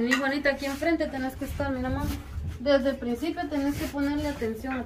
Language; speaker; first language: Spanish; native; Spanish